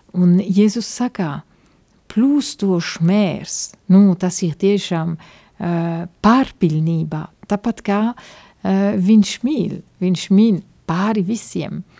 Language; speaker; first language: Latvian; non-native, fluent; Italian